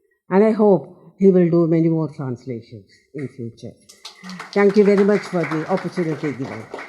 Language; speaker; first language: English; non-native, local second language; Tamil